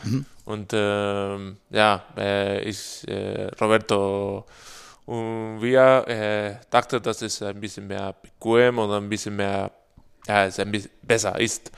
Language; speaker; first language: German; non-native, learner; Spanish